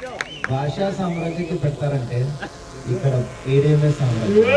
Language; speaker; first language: Telugu; non-native, local second language; Hindi